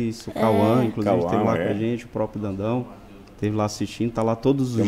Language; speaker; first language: Portuguese; native; Portuguese